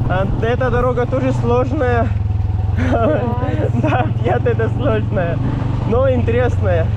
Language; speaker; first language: Russian; non-native, learner; Urdu